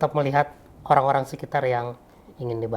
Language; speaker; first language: Malay; native; Malay